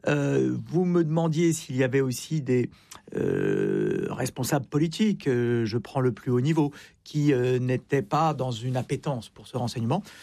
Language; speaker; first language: French; native; French